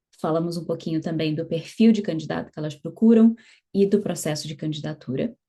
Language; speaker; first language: Portuguese; native; Portuguese